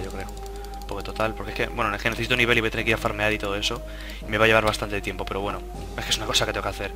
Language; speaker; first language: Spanish; native; Spanish